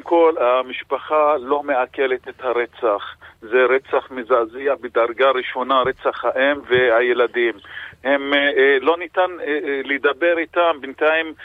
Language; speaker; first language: Hebrew; non-native, local second language; Arabic